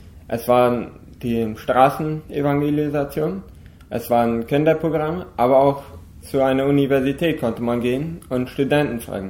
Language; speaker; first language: German; non-native, local second language; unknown